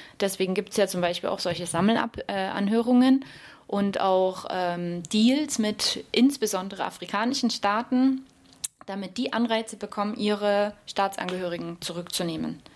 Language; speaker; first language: German; native; German